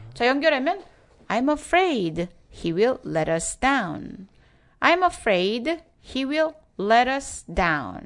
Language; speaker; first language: English; non-native, fluent; Korean